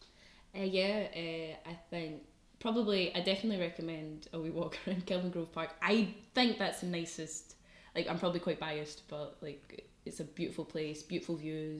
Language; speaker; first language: English; native; English